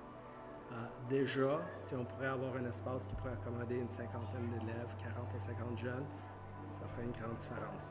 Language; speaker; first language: French; native; French